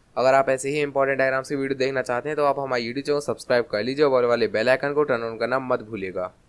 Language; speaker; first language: Hindi; native; Hindi